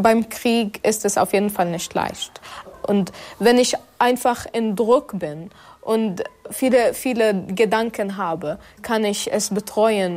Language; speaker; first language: German; non-native, fluent; Arabic